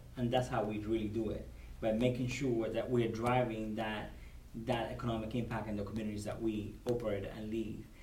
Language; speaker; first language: English; non-native, fluent; Spanish